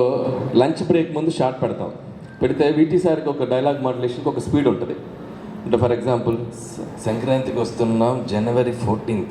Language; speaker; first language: Telugu; native; Telugu